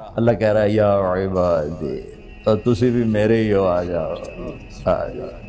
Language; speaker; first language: Urdu; non-native, local second language; Punjabi